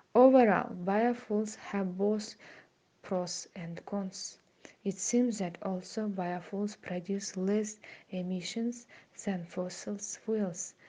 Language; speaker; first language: English; non-native, fluent; Kazakh